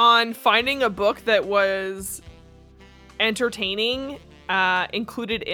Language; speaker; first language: English; native; English